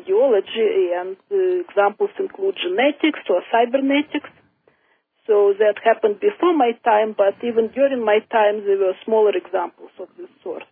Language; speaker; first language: English; non-native, fluent; Russian